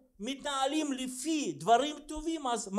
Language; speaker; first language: Hebrew; non-native, fluent; Russian